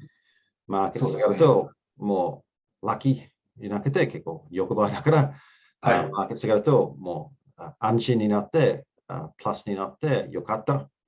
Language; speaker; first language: Japanese; non-native, learner; English